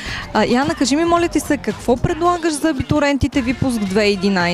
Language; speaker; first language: Bulgarian; native; Bulgarian